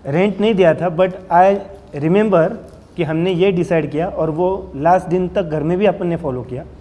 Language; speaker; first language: Hindi; non-native, local second language; Marathi